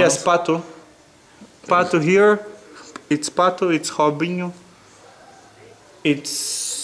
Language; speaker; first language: English; non-native, fluent; Portuguese